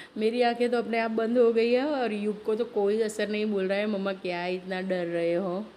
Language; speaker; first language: Hindi; non-native, local second language; Gujarati